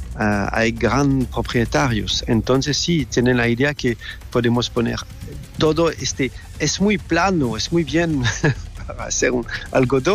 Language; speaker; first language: Spanish; non-native, fluent; French